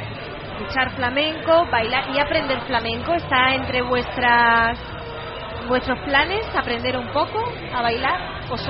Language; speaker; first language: Spanish; native; Spanish